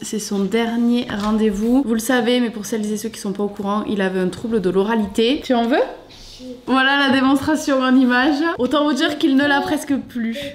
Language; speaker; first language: French; native; French